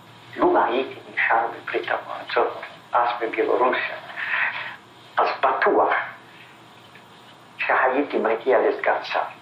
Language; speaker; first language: Hebrew; non-native, fluent; Polish